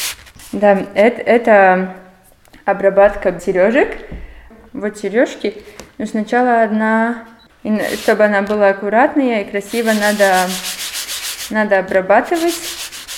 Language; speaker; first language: Russian; non-native, local second language; Latvian